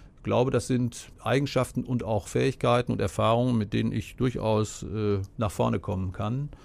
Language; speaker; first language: German; native; German